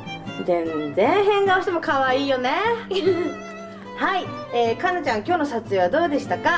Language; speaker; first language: Japanese; native; Japanese